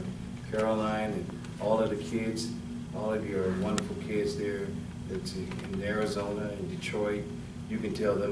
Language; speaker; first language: English; native; English